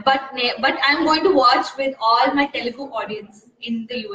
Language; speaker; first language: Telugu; non-native, learner; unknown